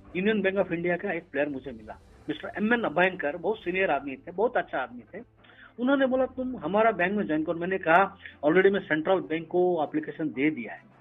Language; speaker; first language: Hindi; non-native, local second language; Odia